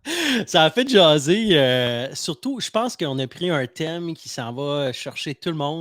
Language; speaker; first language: French; native; French